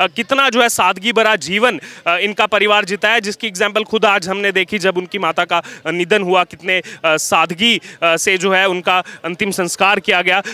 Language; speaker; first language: Hindi; native; Hindi